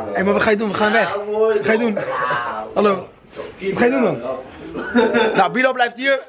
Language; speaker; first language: Dutch; early bilingual, other home language; Arabic